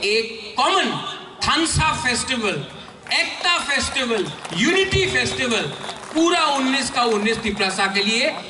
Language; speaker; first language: Hindi; non-native, local second language; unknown